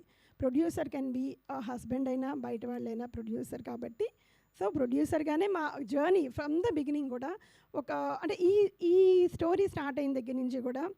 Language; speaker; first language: Telugu; native; Telugu